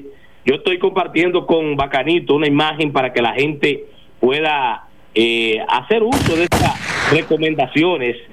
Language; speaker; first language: Spanish; native; Spanish